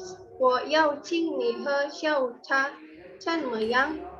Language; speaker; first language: Chinese; non-native, learner; Indonesian